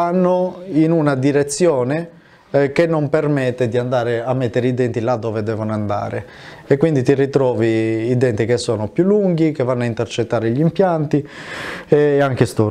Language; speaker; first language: Italian; native; Italian